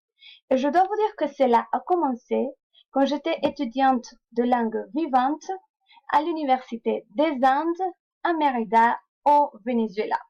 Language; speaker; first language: French; non-native, fluent; Spanish